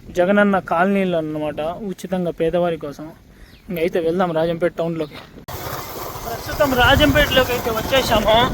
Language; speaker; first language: Telugu; non-native, local second language; Urdu